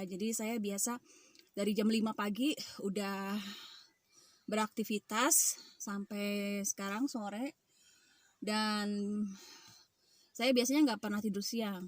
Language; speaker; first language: Indonesian; native; Indonesian